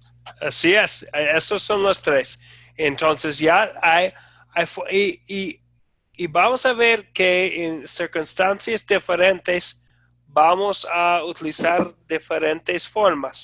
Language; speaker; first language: Spanish; non-native, fluent; English